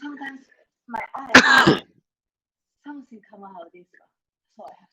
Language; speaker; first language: English; non-native, learner; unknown